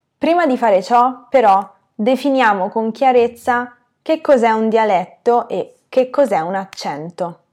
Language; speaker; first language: Italian; native; Italian